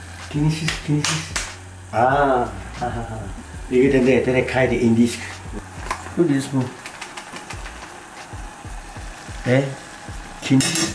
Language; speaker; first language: Danish; non-native, fluent; Chinese